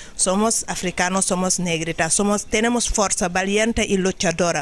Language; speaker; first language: Spanish; non-native, learner; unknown